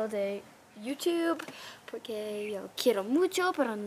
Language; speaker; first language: Spanish; non-native, learner; English